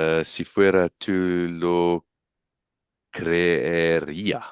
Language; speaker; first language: Spanish; non-native, learner; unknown